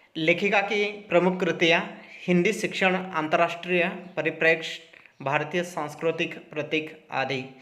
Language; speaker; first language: Hindi; non-native, local second language; Marathi